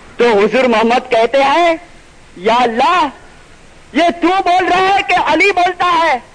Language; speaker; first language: Urdu; non-native, local second language; Gujarati